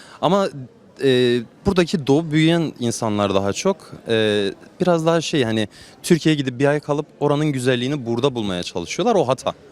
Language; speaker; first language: Turkish; native; Turkish